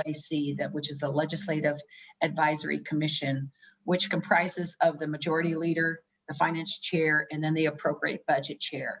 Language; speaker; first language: English; native; English